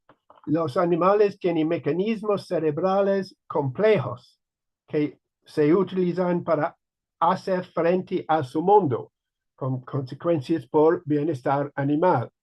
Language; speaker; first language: Spanish; non-native, learner; English